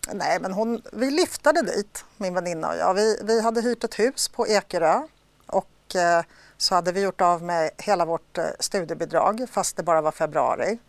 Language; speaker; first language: Swedish; early bilingual, other home language; Polish